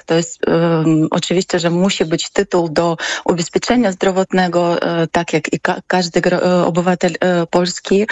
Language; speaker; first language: Polish; non-native, fluent; Ukrainian